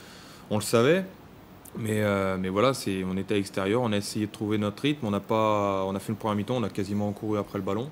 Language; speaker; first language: French; native; French